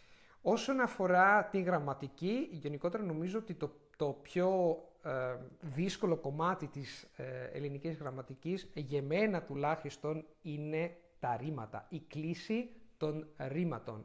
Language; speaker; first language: Greek; non-native, fluent; Italian